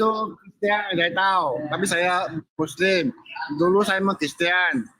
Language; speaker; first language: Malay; non-native, local second language; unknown